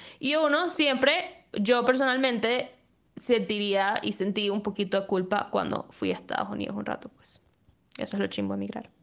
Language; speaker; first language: Spanish; native; Spanish